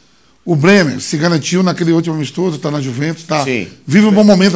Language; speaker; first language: Portuguese; native; Portuguese